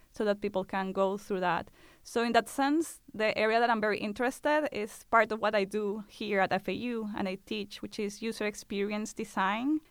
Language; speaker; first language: English; non-native, fluent; Spanish